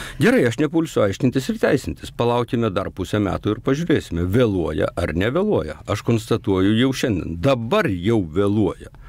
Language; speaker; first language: Lithuanian; native; Lithuanian